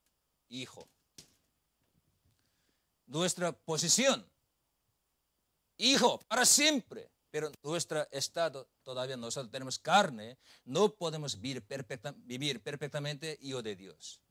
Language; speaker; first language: Spanish; non-native, learner; Korean